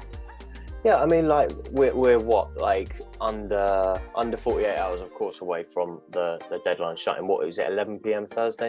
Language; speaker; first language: English; native; English